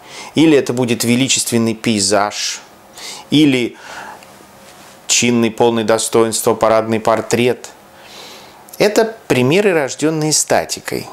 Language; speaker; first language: Russian; native; Russian